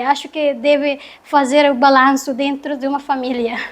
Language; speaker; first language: Portuguese; non-native, learner; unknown